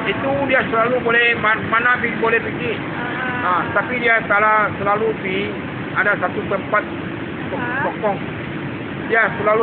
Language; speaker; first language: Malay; non-native, local second language; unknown